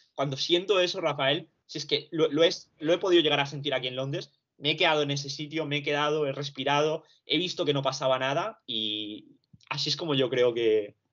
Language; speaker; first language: Spanish; early bilingual, other home language; Romanian